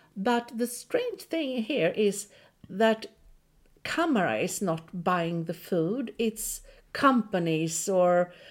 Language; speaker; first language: English; non-native, fluent; Swedish